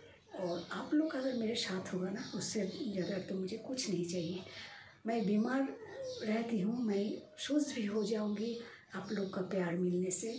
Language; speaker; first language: Hindi; non-native, local second language; Bangla